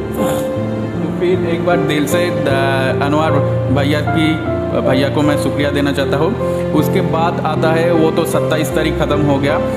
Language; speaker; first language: Hindi; non-native, local second language; Bangla